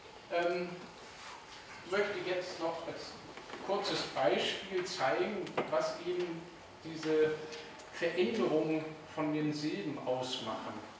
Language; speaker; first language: German; native; German